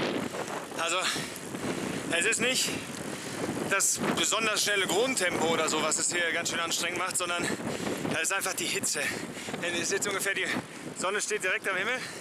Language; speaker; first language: German; native; German